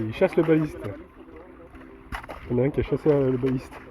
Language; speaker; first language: French; native; French